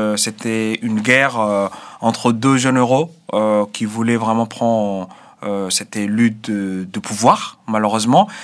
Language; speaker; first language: French; non-native, fluent; Arabic